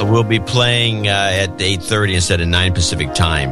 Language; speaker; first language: English; native; English